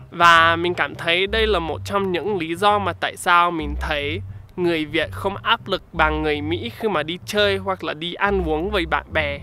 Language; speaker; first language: Vietnamese; non-native, fluent; English